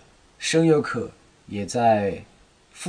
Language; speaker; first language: Chinese; non-native, fluent; Thai